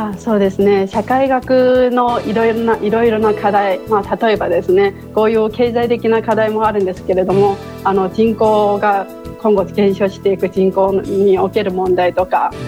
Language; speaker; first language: Japanese; non-native, fluent; Chinese